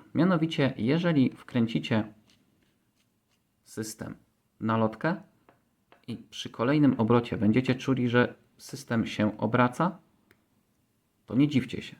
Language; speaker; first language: Polish; native; Polish